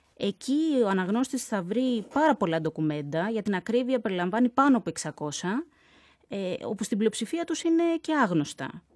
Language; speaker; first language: Greek; native; Greek